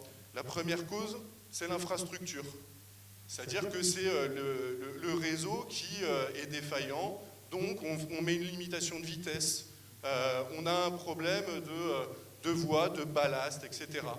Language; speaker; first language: French; native; French